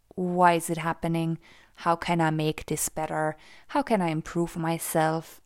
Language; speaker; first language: English; non-native, fluent; German